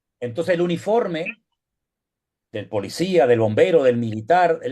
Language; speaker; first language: Spanish; native; Spanish